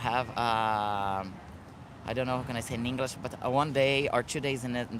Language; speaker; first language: English; non-native, learner; Portuguese